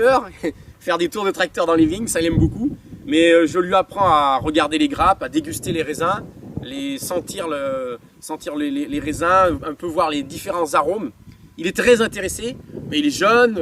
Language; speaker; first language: French; native; French